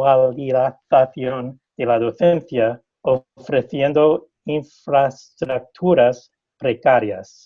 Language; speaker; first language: Spanish; non-native, fluent; English